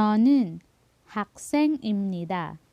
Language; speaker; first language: Korean; non-native, learner; Filipino